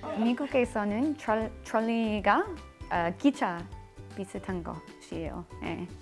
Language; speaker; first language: Korean; non-native, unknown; English